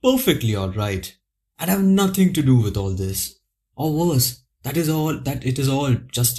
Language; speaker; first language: English; non-native, local second language; Hindi